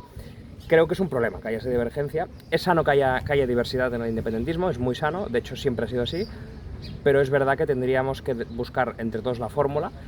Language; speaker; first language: Spanish; non-native, local second language; Catalan